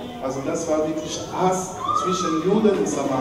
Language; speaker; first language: German; non-native, learner; French